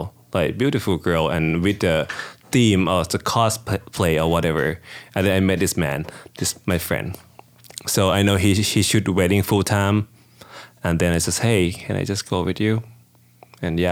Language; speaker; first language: English; non-native, fluent; Thai